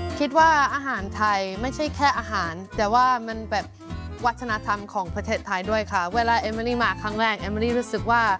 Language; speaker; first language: Thai; non-native, fluent; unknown